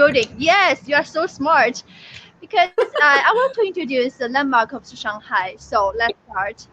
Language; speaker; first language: English; non-native, fluent; Chinese